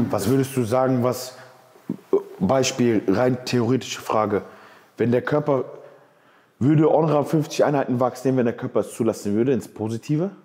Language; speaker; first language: German; native; German